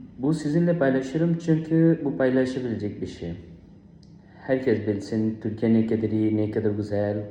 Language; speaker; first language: Turkish; non-native, learner; Urdu